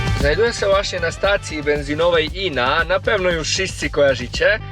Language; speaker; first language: Polish; non-native, learner; Croatian